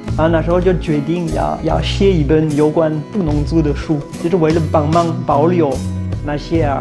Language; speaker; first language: Chinese; non-native, fluent; French